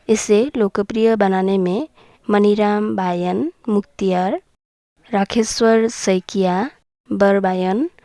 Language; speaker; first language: Hindi; non-native, local second language; Assamese